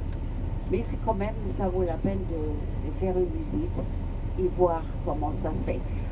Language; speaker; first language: French; non-native, fluent; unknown